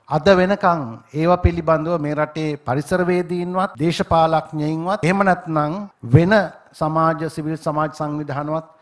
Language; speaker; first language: Sinhala; native; Sinhala